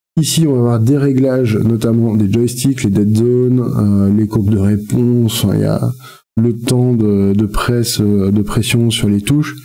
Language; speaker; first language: French; native; French